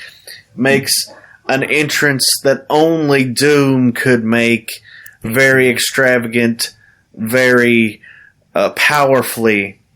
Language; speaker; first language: English; native; English